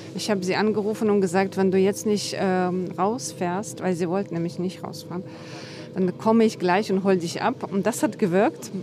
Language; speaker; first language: German; non-native, fluent; Russian